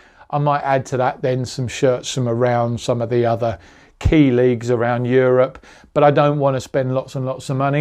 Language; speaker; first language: English; native; English